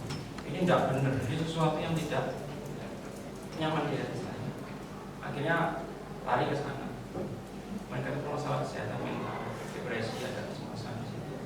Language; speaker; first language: Indonesian; native; Indonesian